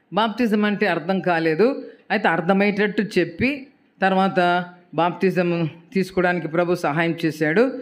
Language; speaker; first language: Telugu; native; Telugu